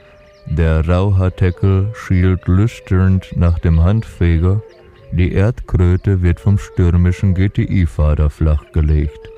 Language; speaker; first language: German; native; German